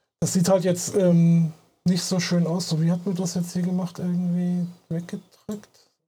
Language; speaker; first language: German; native; German